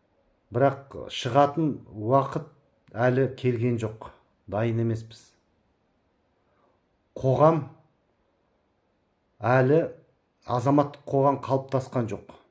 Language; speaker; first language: Kazakh; native; Kazakh